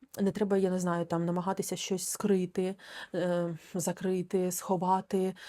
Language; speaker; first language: Ukrainian; non-native, local second language; Russian